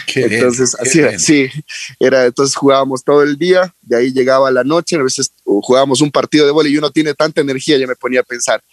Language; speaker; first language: Spanish; native; Spanish